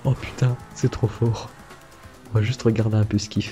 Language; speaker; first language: French; native; French